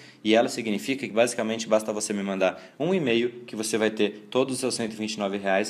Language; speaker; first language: Portuguese; native; Portuguese